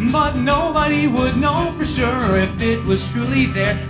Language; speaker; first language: English; native; English